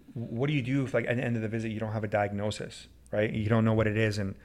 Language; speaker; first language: English; early bilingual, other home language; Persian